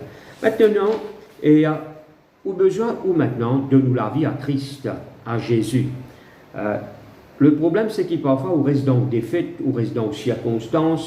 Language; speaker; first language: French; non-native, local second language; Morisyen